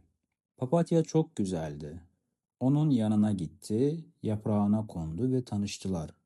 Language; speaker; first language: Turkish; non-native, fluent; Kazakh